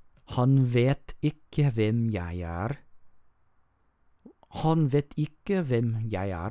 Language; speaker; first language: Norwegian; non-native, learner; English